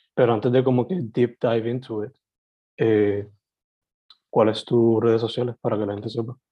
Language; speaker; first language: Spanish; native; Spanish